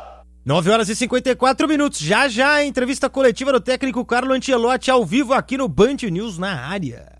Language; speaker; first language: Portuguese; native; Portuguese